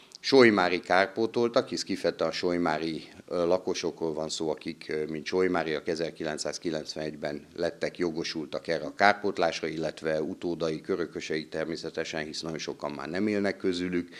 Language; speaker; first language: Hungarian; native; Hungarian